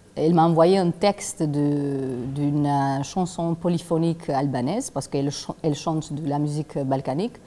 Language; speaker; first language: French; non-native, fluent; Albanian